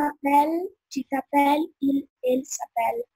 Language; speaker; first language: French; non-native, learner; Albanian